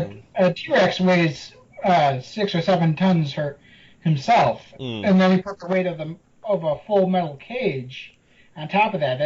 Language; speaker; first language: English; native; English